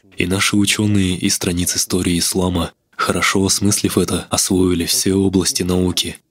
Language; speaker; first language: Russian; non-native, local second language; Kazakh